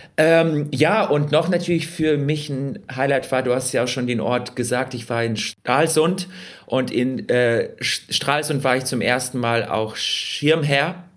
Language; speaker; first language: German; early bilingual, other home language; Russian